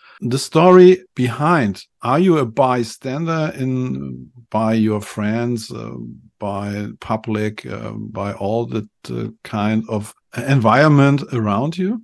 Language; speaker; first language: English; non-native, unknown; German